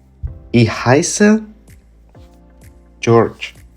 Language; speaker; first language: German; non-native, fluent; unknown